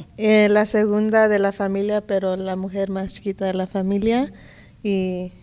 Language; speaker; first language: Spanish; early bilingual, heritage; Spanish